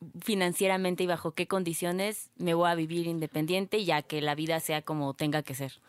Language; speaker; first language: Spanish; native; Spanish